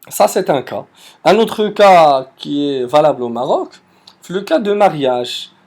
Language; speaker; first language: French; non-native, local second language; Arabic